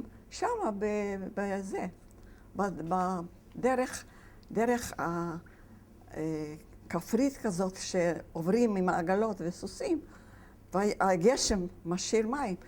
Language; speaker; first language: Hebrew; non-native, fluent; Polish